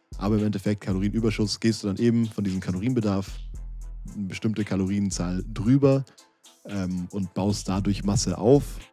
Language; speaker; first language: German; native; German